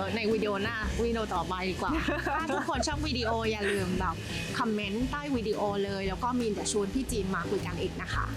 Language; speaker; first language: Thai; non-native, fluent; Vietnamese